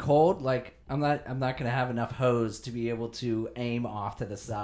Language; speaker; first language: English; native; English